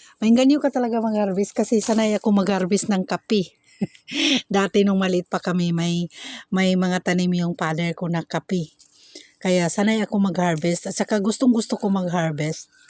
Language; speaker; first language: Filipino; non-native, local second language; Cebuano